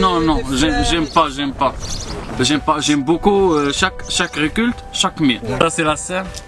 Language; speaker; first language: French; non-native, learner; Arabic